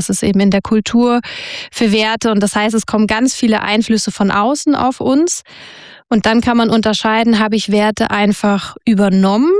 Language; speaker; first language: German; native; German